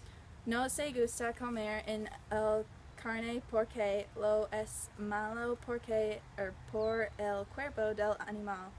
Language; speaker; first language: Spanish; non-native, learner; English